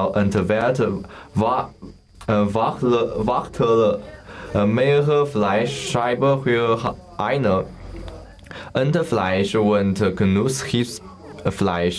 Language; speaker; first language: German; non-native, learner; Chinese